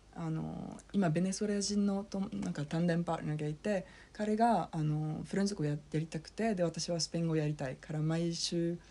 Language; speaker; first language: Japanese; non-native, fluent; French